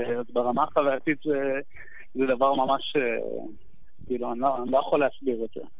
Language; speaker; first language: Hebrew; native; Hebrew